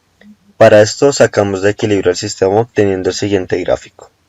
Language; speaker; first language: Spanish; native; Spanish